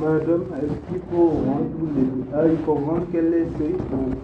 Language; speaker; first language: French; non-native, fluent; Bulgarian